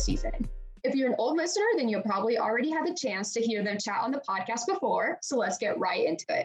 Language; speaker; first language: English; native; English